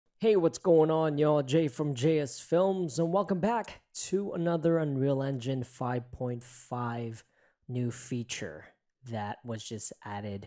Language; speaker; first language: English; native; English